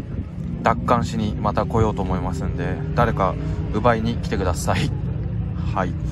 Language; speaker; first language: Japanese; native; Japanese